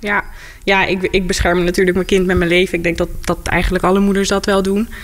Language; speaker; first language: Dutch; native; Dutch